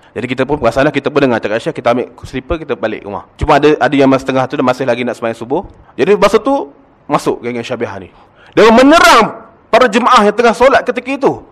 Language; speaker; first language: Malay; native; Malay